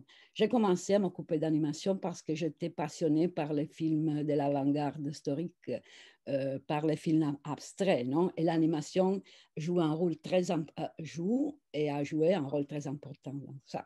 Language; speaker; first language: French; non-native, fluent; Italian